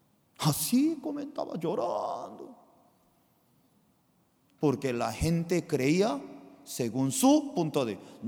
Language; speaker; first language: Spanish; non-native, fluent; Korean